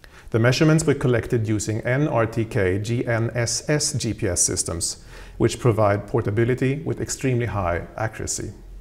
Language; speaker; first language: English; non-native, fluent; Swedish